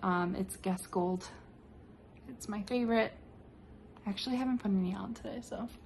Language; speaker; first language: English; native; English